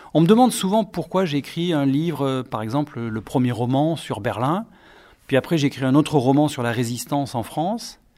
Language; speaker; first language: French; native; French